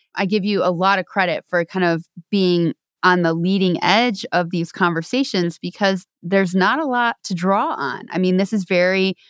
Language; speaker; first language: English; native; English